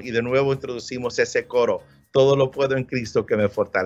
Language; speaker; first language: Spanish; native; Spanish